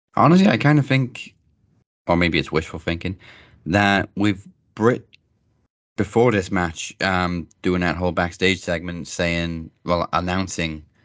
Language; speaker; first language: English; native; English